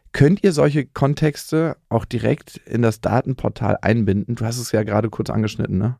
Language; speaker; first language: German; native; German